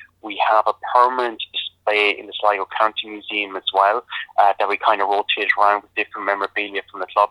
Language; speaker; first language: English; native; English